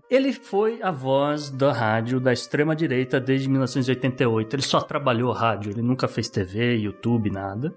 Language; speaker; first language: Portuguese; native; Portuguese